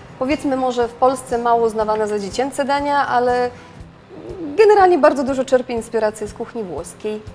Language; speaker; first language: Polish; non-native, fluent; Russian